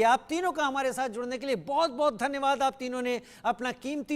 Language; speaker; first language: Hindi; native; Hindi